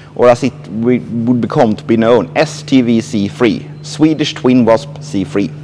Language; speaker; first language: English; non-native, fluent; Swedish